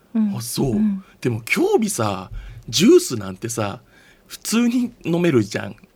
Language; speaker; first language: Japanese; native; Japanese